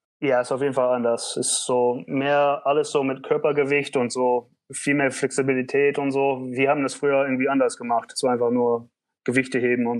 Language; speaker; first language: German; early bilingual, heritage; German